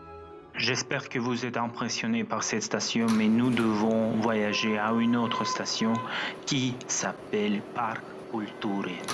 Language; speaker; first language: French; non-native, fluent; Russian